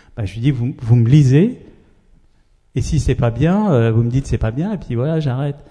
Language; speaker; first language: French; early bilingual, other home language; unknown